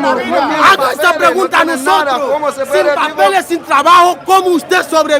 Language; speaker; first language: Spanish; non-native, learner; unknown